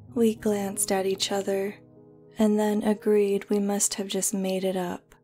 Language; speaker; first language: English; native; English